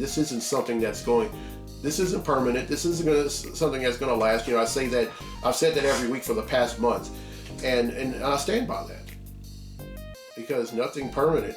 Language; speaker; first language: English; native; English